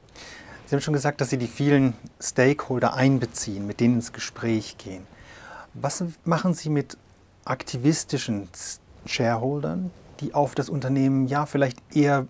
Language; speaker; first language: German; native; German